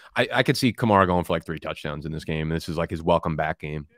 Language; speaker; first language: English; native; English